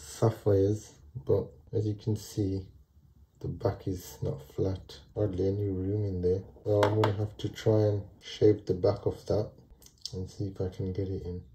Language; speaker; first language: English; native; English